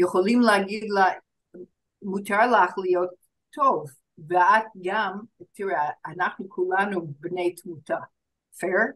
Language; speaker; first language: Hebrew; non-native, fluent; English